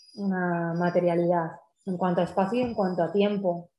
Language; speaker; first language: Spanish; native; Spanish